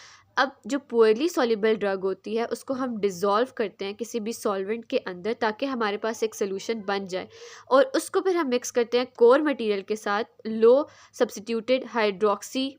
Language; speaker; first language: Hindi; native; Hindi